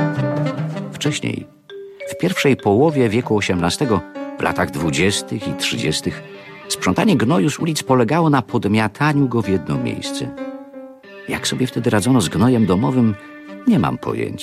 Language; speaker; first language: Polish; native; Polish